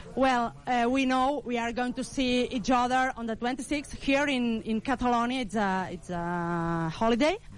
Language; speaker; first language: English; non-native, learner; Catalan